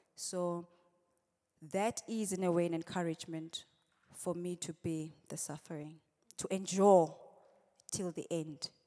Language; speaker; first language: English; non-native, local second language; Swati